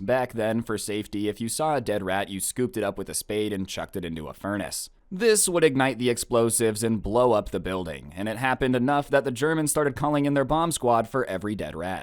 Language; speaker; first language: English; native; English